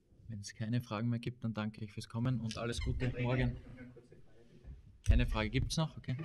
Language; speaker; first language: German; native; German